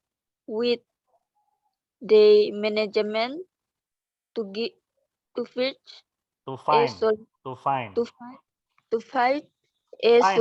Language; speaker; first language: English; non-native, learner; Indonesian